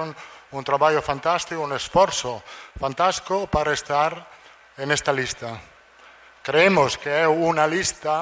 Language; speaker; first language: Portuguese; non-native, learner; Italian